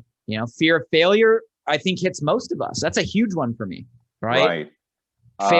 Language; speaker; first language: English; native; English